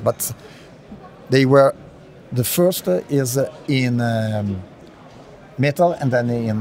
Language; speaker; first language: English; non-native, learner; Italian